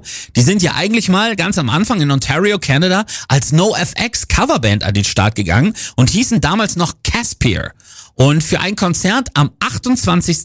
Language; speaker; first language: German; native; German